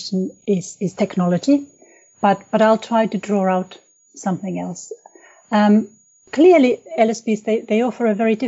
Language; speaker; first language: English; non-native, fluent; Finnish